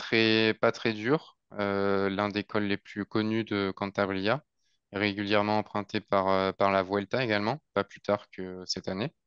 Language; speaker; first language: French; native; French